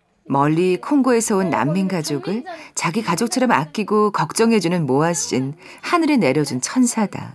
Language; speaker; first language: Korean; native; Korean